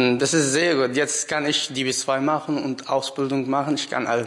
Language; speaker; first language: German; non-native, learner; Arabic